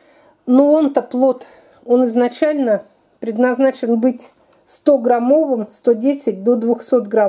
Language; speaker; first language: Russian; native; Russian